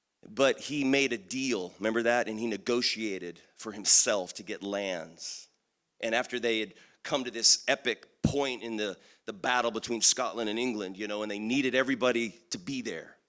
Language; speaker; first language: English; native; English